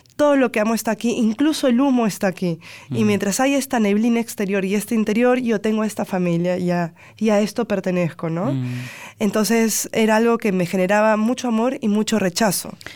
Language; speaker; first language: Spanish; native; Spanish